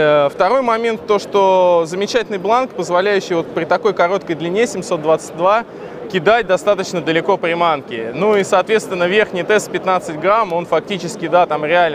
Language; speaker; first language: Russian; native; Russian